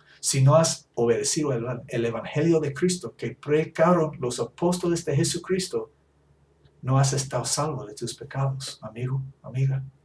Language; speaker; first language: Spanish; non-native, fluent; English